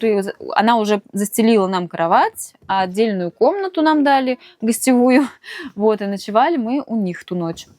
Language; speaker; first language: Russian; native; Russian